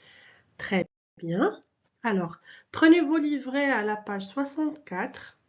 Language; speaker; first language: French; non-native, local second language; Arabic